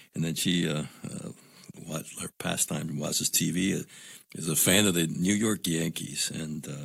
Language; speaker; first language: English; non-native, local second language; Spanish